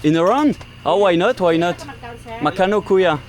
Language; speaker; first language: English; non-native, learner; French